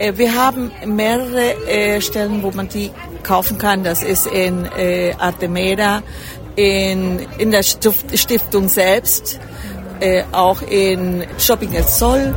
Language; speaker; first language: German; early bilingual, heritage; German